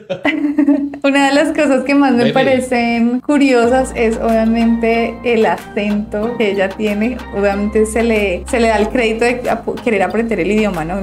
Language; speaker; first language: Spanish; native; Spanish